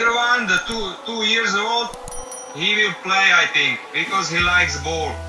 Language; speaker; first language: English; non-native, fluent; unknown